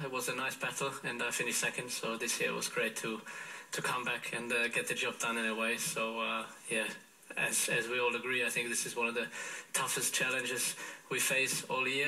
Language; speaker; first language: English; non-native, fluent; German